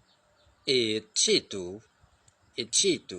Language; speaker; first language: Chinese; non-native, fluent; Khmer